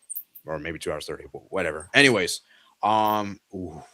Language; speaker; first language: English; native; English